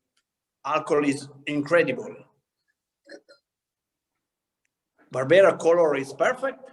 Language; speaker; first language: English; non-native, learner; Italian